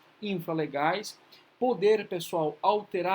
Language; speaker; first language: Portuguese; native; Portuguese